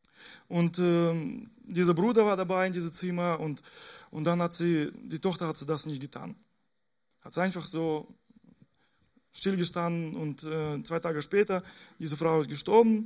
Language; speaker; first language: German; non-native, fluent; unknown